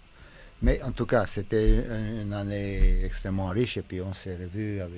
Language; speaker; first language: French; non-native, fluent; Romanian